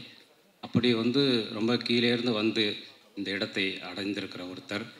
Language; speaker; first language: Tamil; native; Tamil